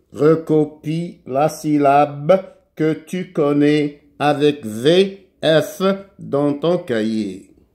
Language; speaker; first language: French; non-native, local second language; Arabic